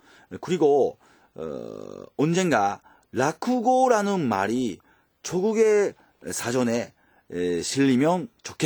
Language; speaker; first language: Korean; early bilingual, heritage; Japanese